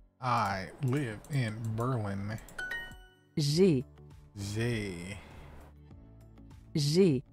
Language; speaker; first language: French; non-native, learner; English